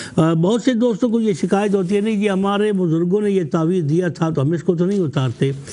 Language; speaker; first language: Urdu; non-native, local second language; Punjabi